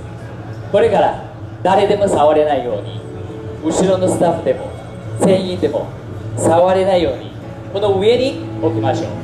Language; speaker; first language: Japanese; non-native, fluent; Chinese